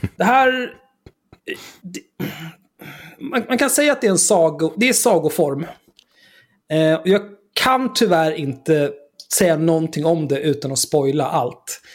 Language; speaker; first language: Swedish; native; Swedish